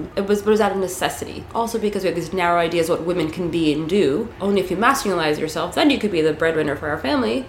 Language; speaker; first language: English; early bilingual, other home language; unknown